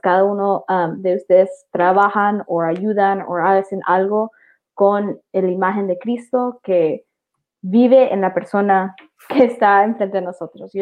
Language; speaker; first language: Spanish; early bilingual, heritage; English